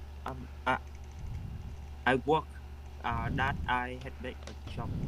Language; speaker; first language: English; non-native, learner; Vietnamese